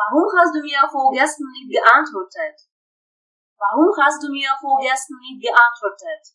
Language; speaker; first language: German; non-native, fluent; Russian